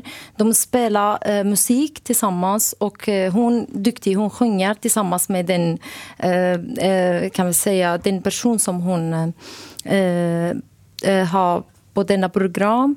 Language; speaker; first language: Swedish; non-native, learner; Arabic